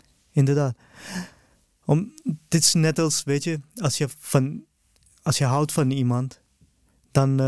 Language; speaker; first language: Dutch; early bilingual, other home language; Urdu